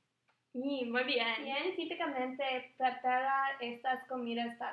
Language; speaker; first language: Spanish; non-native, learner; English